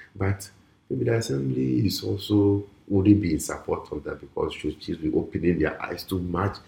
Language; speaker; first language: English; non-native, local second language; Ewe